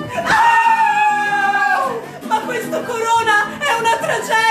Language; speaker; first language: Italian; native; Italian